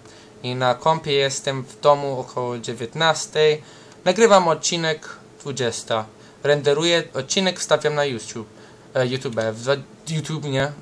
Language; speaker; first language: Polish; early bilingual, heritage; English